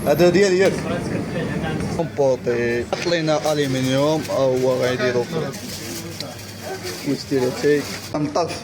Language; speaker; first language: Arabic; native; Arabic